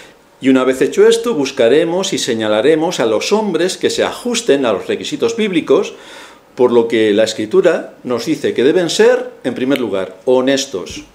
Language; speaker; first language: Spanish; native; Spanish